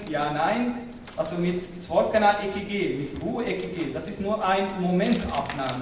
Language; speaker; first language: German; non-native, fluent; Arabic